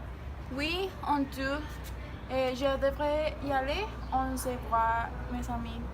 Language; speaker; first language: French; non-native, learner; Spanish